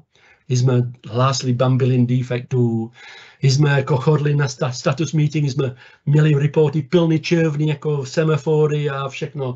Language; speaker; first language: Czech; non-native, fluent; English